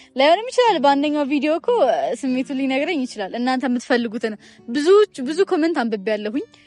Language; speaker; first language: Amharic; native; Amharic